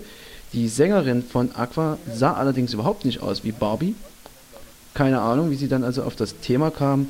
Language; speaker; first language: German; native; German